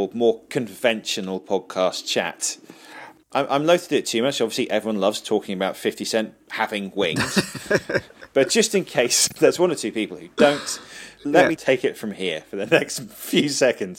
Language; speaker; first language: English; native; English